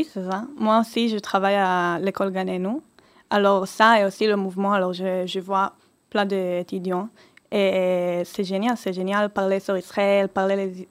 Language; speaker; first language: French; early bilingual, heritage; Hebrew